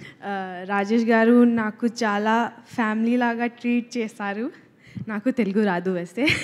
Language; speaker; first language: Telugu; non-native, learner; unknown